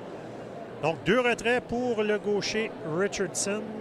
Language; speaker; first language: French; native; French